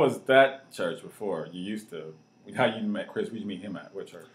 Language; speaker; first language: English; native; English